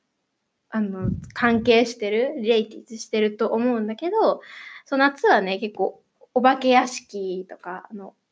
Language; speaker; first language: Japanese; native; Japanese